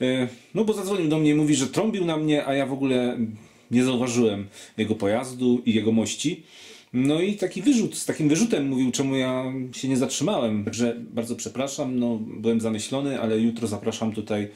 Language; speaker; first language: Polish; native; Polish